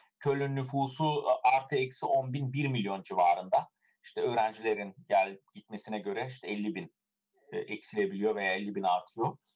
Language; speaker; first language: Turkish; early bilingual, heritage; Turkish